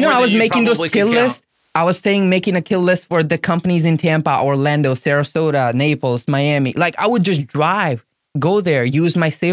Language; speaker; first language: English; non-native, local second language; Gujarati